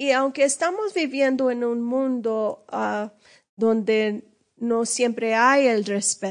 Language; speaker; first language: Spanish; early bilingual, heritage; English